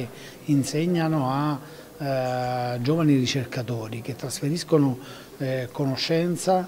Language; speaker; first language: Italian; native; Italian